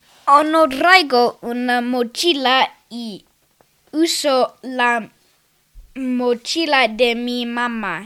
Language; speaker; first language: Spanish; non-native, learner; English